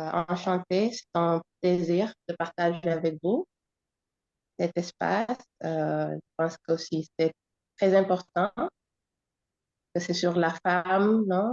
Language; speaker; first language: French; non-native, fluent; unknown